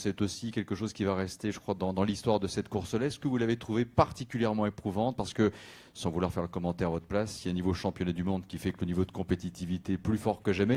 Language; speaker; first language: French; native; French